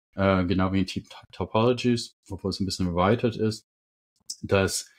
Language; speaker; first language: German; non-native, fluent; English